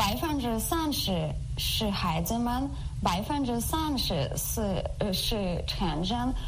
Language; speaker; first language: Chinese; non-native, learner; Ukrainian